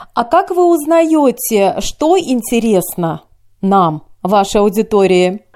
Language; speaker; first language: Russian; native; Russian